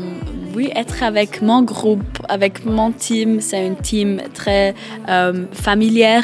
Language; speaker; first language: French; non-native, learner; German